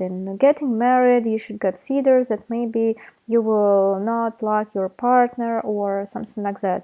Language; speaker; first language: English; non-native, fluent; Russian